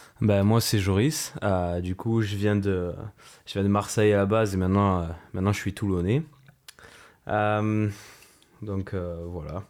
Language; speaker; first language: French; native; French